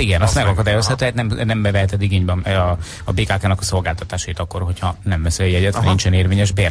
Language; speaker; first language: Hungarian; native; Hungarian